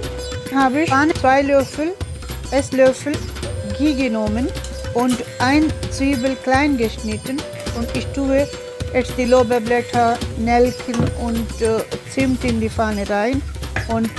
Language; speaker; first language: German; non-native, learner; Tulu